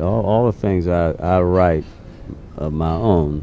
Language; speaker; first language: English; native; English